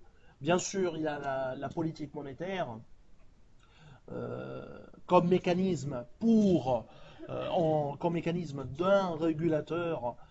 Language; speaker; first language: French; non-native, local second language; Arabic